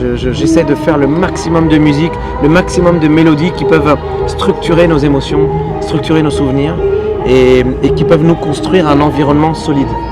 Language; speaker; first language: French; early bilingual, other home language; Arabic